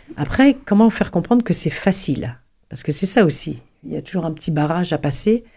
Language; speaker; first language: French; native; French